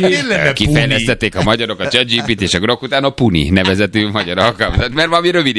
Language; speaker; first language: Hungarian; native; Hungarian